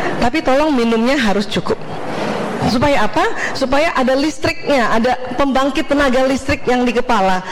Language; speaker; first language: Indonesian; native; Indonesian